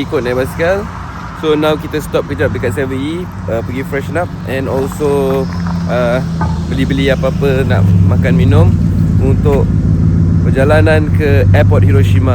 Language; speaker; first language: Malay; native; Malay